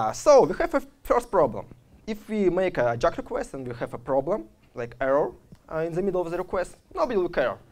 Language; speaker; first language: English; non-native, fluent; Russian